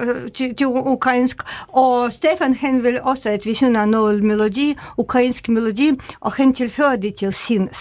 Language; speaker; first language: Danish; non-native, learner; Ukrainian